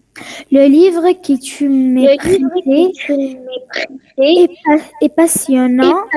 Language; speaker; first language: French; non-native, learner; Arabic